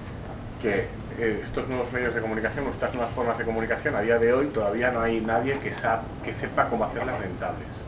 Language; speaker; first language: Spanish; native; Spanish